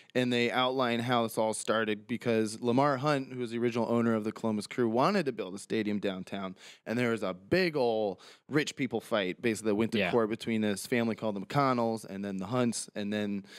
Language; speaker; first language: English; native; English